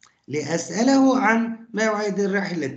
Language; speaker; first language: Arabic; non-native, fluent; Turkish